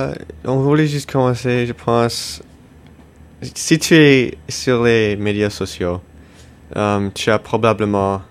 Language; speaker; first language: French; non-native, local second language; English